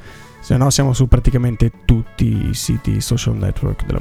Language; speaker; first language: Italian; native; Italian